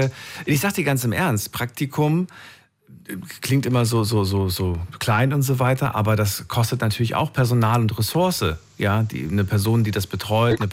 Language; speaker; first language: German; native; German